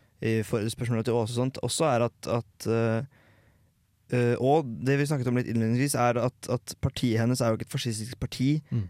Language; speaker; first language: Norwegian; native; Norwegian